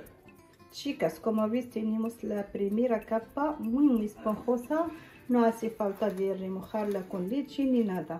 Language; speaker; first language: Spanish; non-native, fluent; Arabic